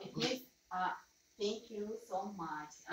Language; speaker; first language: English; non-native, learner; Azerbaijani